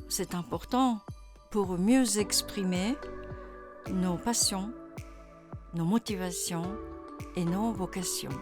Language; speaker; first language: French; non-native, fluent; Japanese